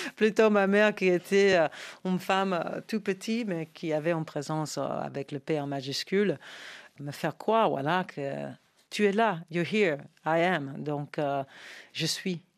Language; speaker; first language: French; non-native, fluent; English